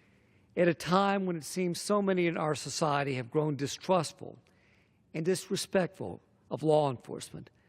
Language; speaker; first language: English; native; English